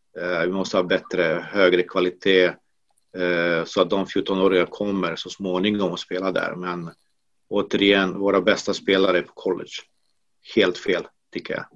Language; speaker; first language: Swedish; non-native, fluent; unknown